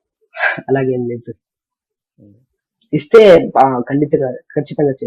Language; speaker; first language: Telugu; non-native, learner; Kannada